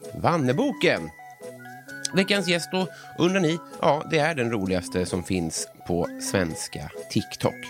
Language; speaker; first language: Swedish; native; Swedish